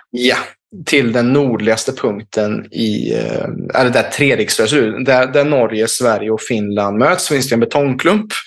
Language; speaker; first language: Swedish; native; Swedish